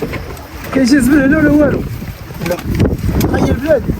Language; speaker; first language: Arabic; native; Arabic